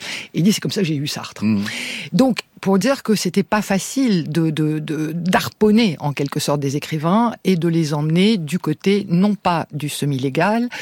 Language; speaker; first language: French; native; French